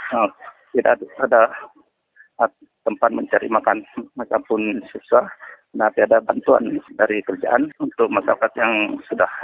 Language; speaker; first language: Malay; non-native, local second language; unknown